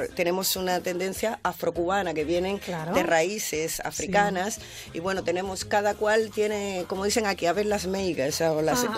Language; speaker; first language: Spanish; native; Spanish